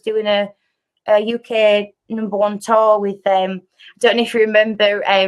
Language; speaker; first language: English; native; English